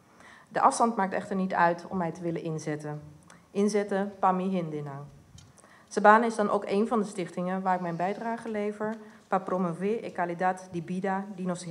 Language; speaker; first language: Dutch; non-native, local second language; Papiamento